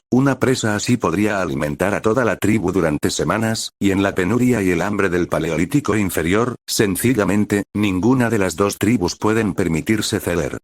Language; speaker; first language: Spanish; native; Spanish